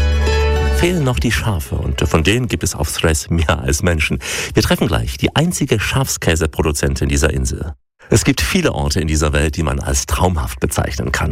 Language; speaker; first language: German; native; German